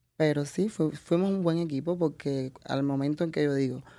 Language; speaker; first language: Spanish; native; Spanish